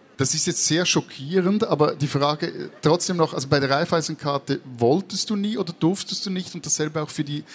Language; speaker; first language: German; native; German